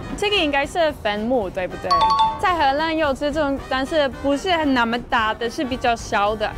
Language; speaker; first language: Chinese; non-native, fluent; Dutch